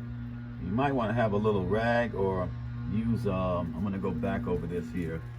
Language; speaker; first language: English; native; English